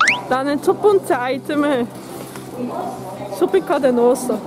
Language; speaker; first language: Korean; non-native, learner; Dutch